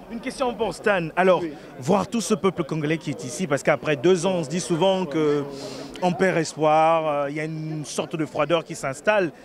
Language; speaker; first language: French; non-native, local second language; Lingala